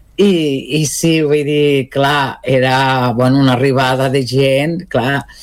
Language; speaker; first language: Catalan; non-native, local second language; Spanish